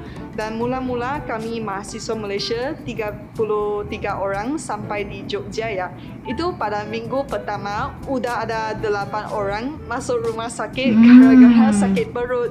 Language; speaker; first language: Indonesian; non-native, fluent; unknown